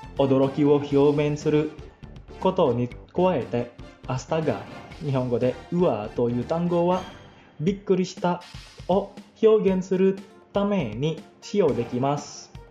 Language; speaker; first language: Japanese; non-native, fluent; Indonesian